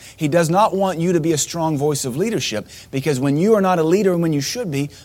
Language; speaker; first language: English; native; English